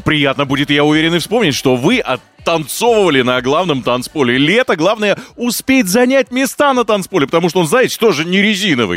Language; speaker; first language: Russian; native; Russian